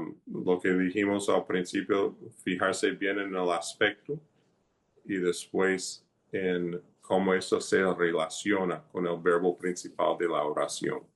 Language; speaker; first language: Spanish; non-native, fluent; English